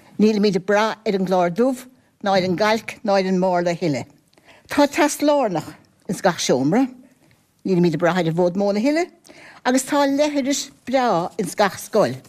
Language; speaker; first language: Irish; native; Irish